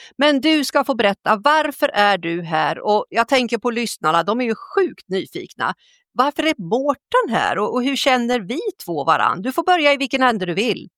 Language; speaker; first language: Swedish; native; Swedish